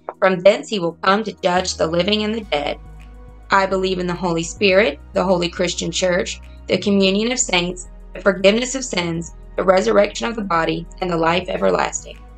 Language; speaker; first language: English; native; English